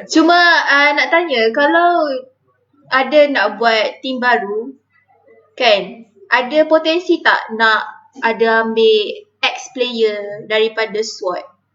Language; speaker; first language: Malay; native; Malay